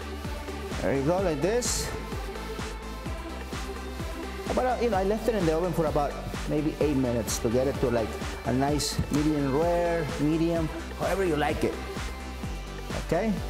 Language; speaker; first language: English; non-native, fluent; Spanish